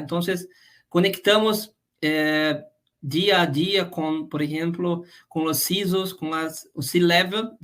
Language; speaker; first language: Spanish; non-native, fluent; Portuguese